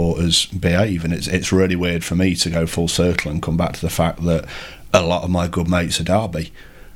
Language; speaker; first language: English; native; English